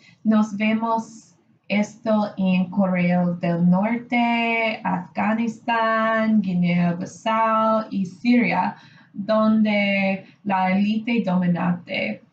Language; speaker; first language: Spanish; non-native, learner; English